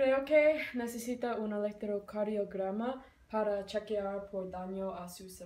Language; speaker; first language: Spanish; non-native, learner; English